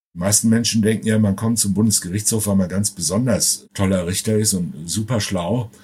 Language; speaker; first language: German; native; German